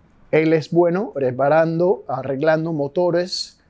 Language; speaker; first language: Spanish; non-native, fluent; English